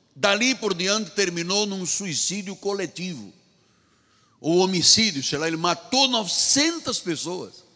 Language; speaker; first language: Portuguese; native; Portuguese